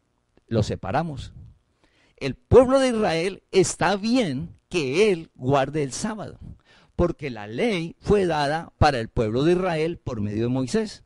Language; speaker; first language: Spanish; native; Spanish